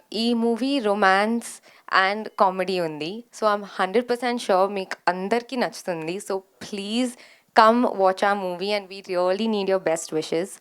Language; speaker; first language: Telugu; non-native, learner; Kannada